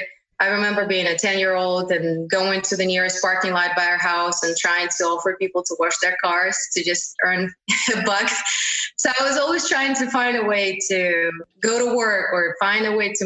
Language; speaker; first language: English; non-native, fluent; Uzbek